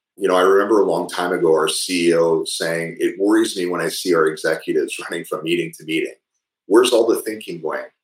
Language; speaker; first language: English; early bilingual, other home language; French